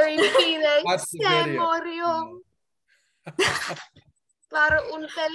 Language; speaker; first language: Spanish; non-native, learner; English